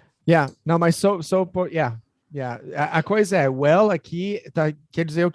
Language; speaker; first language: Portuguese; non-native, fluent; English